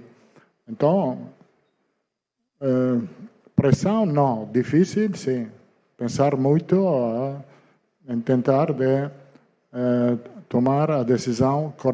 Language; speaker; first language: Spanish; non-native, fluent; Italian